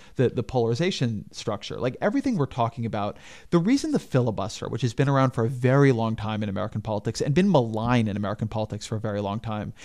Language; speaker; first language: English; native; English